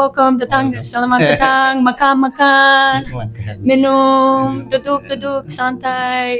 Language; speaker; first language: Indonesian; non-native, learner; English